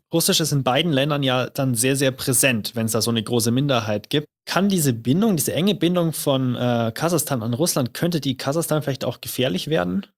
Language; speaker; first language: German; native; German